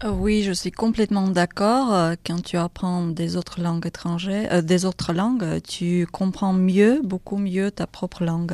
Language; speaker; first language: French; non-native, fluent; Russian